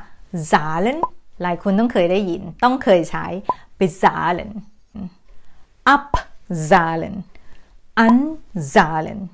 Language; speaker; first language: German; non-native, fluent; Thai